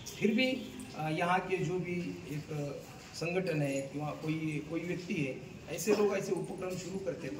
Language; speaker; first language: Hindi; non-native, local second language; Marathi